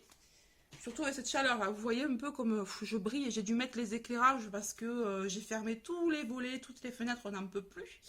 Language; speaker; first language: French; native; French